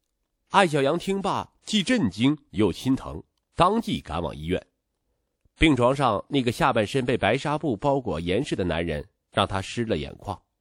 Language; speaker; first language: Chinese; native; Chinese